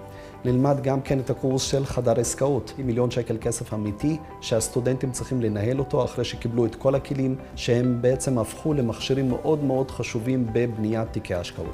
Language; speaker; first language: Hebrew; native; Hebrew